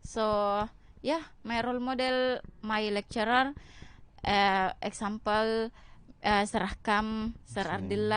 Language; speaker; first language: English; non-native, learner; Indonesian